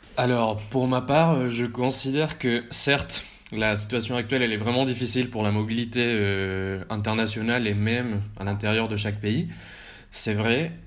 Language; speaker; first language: French; early bilingual, heritage; French